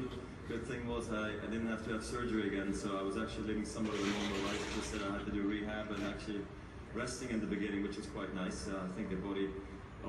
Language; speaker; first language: English; non-native, fluent; German